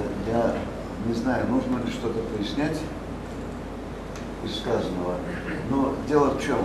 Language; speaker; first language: Russian; native; Russian